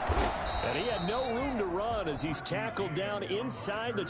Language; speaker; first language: English; native; English